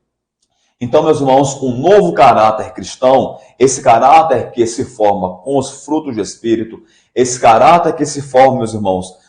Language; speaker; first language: Portuguese; native; Portuguese